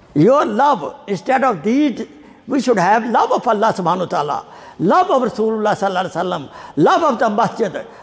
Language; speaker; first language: English; non-native, local second language; Urdu